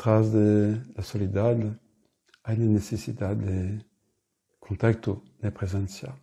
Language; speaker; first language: Spanish; non-native, fluent; French